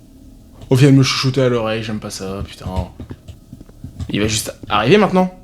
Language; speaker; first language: French; native; French